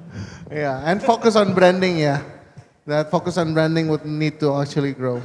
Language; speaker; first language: English; non-native, fluent; Indonesian